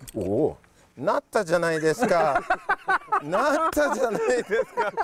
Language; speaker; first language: Japanese; non-native, fluent; English